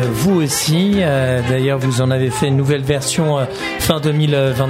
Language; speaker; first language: French; native; French